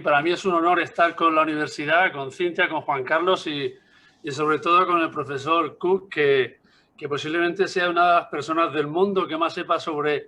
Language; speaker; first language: Spanish; native; Spanish